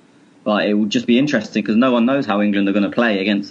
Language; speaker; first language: English; native; English